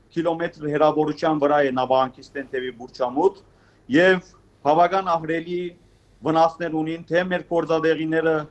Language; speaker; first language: Armenian; early bilingual, heritage; Armenian